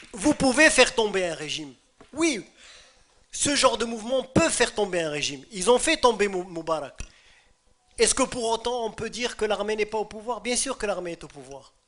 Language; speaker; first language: French; non-native, local second language; Arabic